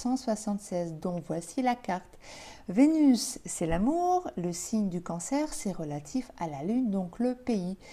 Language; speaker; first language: French; native; French